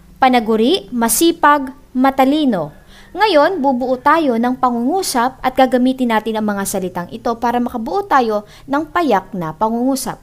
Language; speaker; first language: Filipino; native; Filipino